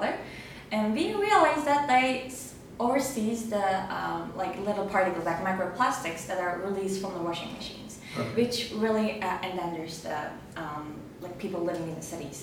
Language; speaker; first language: English; non-native, fluent; Turkish